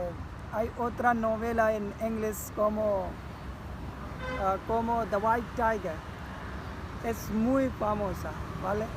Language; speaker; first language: Spanish; non-native, learner; Urdu